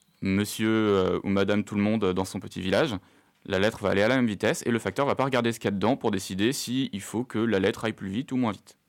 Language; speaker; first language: French; native; French